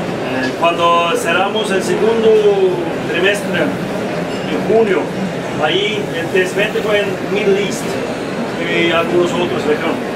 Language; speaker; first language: Spanish; non-native, fluent; Swedish